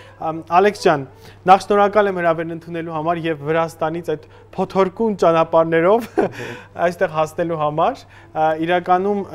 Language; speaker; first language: Armenian; native; Armenian